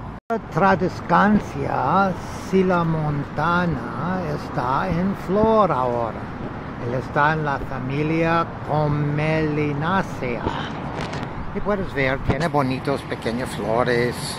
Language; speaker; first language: Spanish; non-native, learner; English